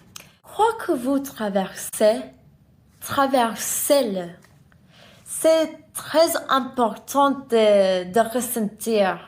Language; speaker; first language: French; non-native, learner; English